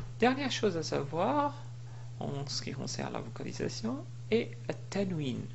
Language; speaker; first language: French; native; French